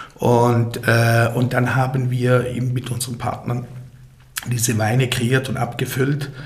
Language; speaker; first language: German; native; German